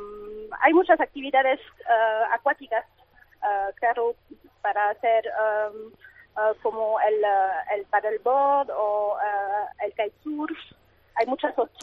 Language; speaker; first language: Spanish; non-native, fluent; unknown